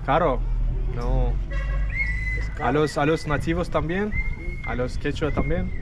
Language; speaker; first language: Spanish; non-native, learner; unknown